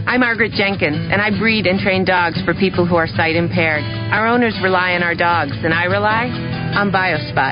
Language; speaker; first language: English; native; English